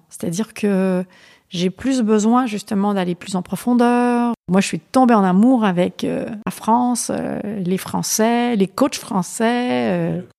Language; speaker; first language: French; native; French